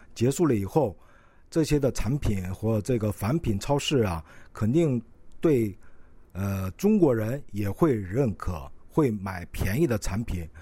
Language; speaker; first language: Chinese; non-native, local second language; Korean